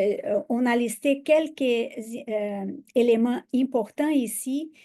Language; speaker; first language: French; non-native, fluent; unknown